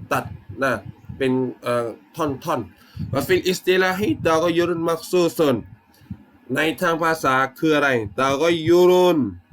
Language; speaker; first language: Thai; non-native, local second language; Malay